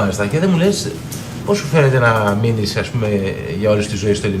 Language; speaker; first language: Greek; native; Greek